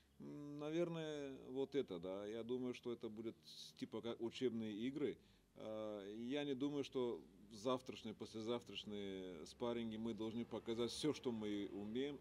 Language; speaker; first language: Russian; non-native, fluent; Bulgarian